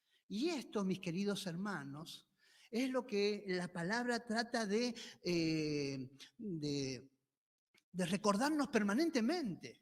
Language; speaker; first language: Spanish; native; Spanish